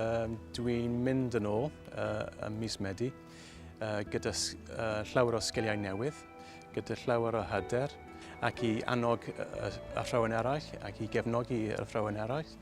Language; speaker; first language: Welsh; non-native, learner; English